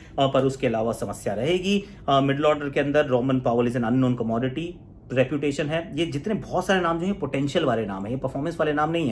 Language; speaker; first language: Hindi; native; Hindi